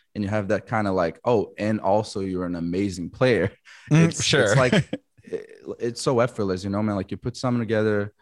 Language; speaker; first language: English; non-native, fluent; Portuguese